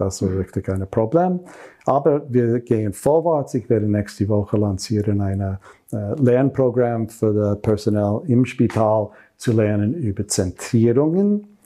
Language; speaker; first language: German; non-native, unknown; English